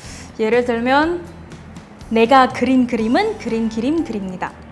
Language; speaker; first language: Korean; non-native, fluent; Indonesian